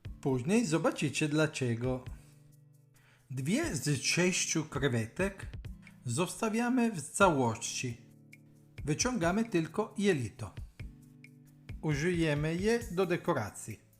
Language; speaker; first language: Polish; non-native, learner; Italian